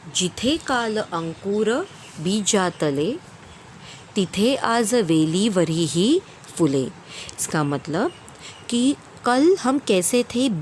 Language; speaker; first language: Hindi; non-native, local second language; Marathi